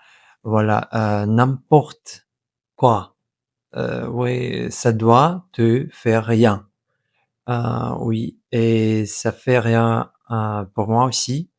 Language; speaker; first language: French; non-native, fluent; Russian